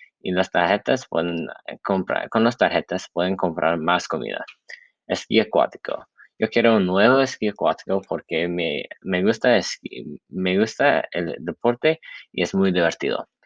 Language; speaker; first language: Spanish; non-native, learner; English